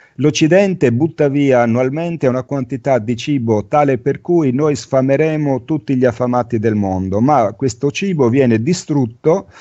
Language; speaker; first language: Italian; native; Italian